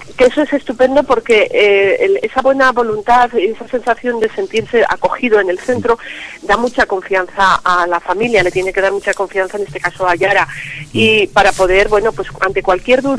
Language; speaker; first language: Spanish; native; Spanish